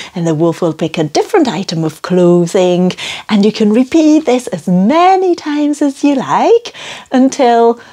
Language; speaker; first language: English; non-native, fluent; French